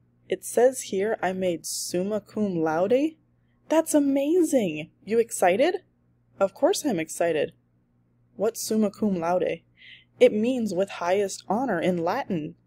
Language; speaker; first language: English; native; English